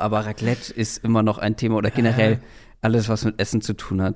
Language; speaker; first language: German; native; German